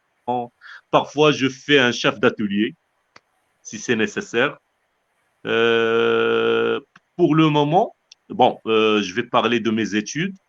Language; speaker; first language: French; non-native, local second language; Arabic